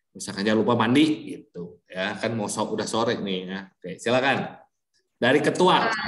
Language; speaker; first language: Indonesian; early bilingual, heritage; Indonesian